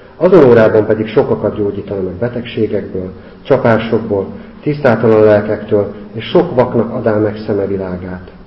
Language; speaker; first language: Hungarian; native; Hungarian